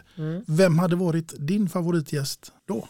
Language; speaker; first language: Swedish; native; Swedish